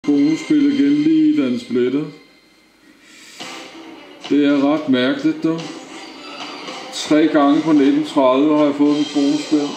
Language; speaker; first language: Danish; native; Danish